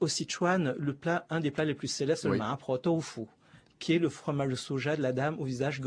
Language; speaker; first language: French; native; French